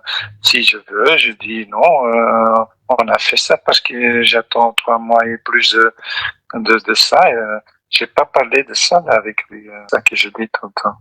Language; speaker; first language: French; non-native, local second language; Dutch